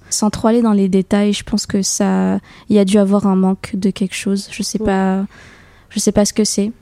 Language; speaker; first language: French; native; French